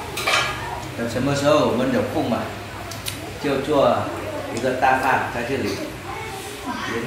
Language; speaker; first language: Chinese; non-native, learner; Vietnamese